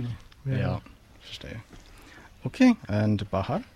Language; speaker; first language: German; non-native, fluent; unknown